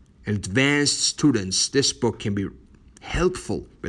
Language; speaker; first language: English; non-native, fluent; Persian